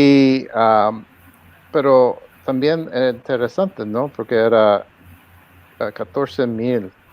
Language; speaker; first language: Spanish; early bilingual, heritage; Spanish